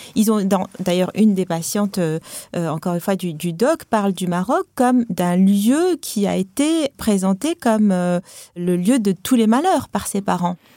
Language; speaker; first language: French; non-native, local second language; Arabic